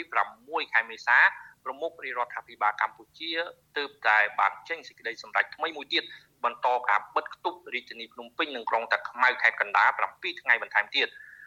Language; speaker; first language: Khmer; native; Khmer